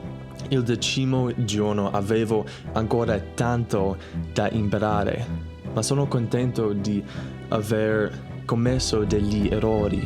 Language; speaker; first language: Italian; non-native, learner; English